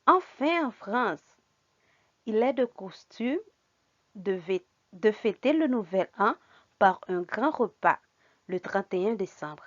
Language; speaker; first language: French; non-native, fluent; Spanish